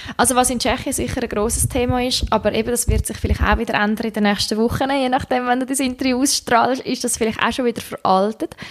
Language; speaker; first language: German; native; German